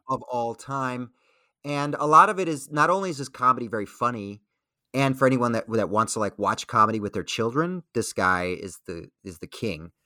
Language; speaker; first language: English; early bilingual, other home language; Spanish